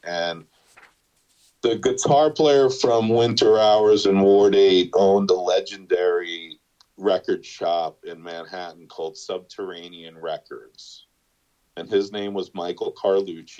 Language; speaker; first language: English; native; English